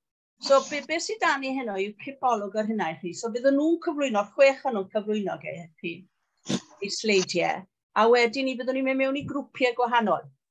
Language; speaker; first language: Welsh; native; Welsh